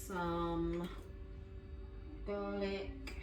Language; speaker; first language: English; native; English